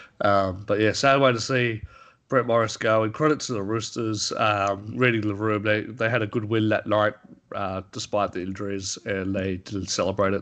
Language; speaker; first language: English; native; English